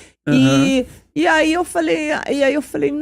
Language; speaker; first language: Portuguese; native; Portuguese